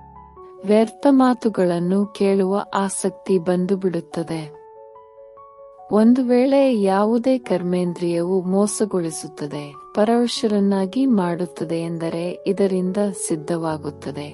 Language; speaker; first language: Kannada; native; Kannada